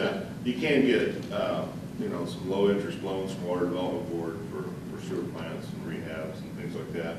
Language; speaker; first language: English; native; English